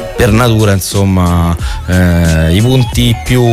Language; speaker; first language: Italian; native; Italian